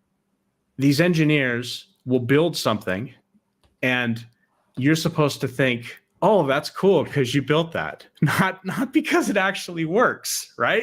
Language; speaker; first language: English; native; English